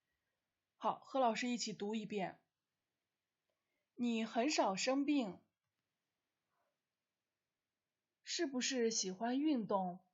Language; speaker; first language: Chinese; non-native, fluent; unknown